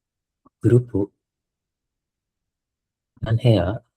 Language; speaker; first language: Japanese; non-native, fluent; Indonesian